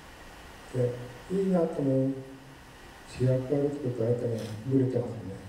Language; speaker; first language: Japanese; native; Japanese